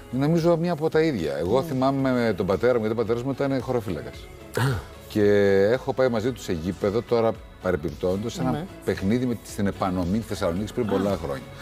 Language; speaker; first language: Greek; native; Greek